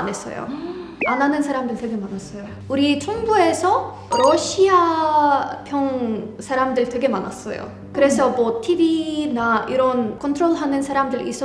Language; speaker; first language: Korean; non-native, fluent; Ukrainian